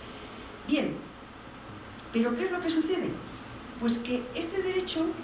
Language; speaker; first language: Spanish; native; Spanish